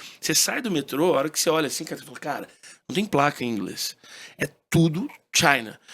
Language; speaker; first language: Portuguese; early bilingual, heritage; Portuguese